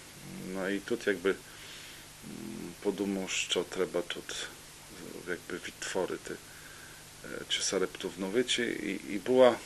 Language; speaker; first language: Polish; non-native, local second language; Rusyn